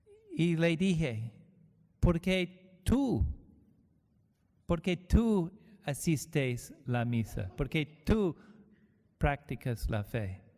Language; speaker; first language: Spanish; non-native, learner; English